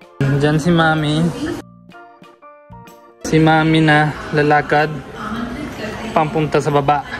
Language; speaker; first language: Filipino; non-native, learner; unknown